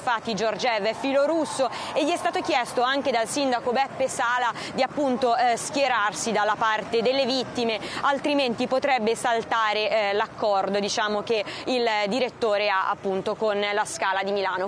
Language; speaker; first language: Italian; native; Italian